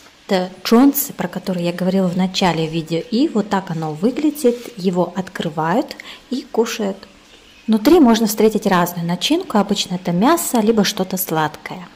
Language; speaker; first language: Russian; native; Russian